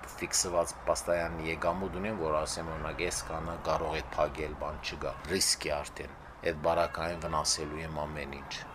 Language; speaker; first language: Armenian; early bilingual, heritage; Armenian